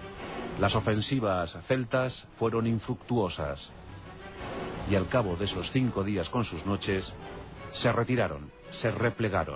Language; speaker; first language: Spanish; native; Spanish